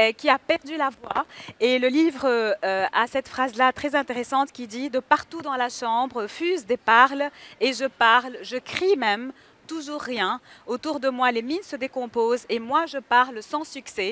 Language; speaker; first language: French; native; French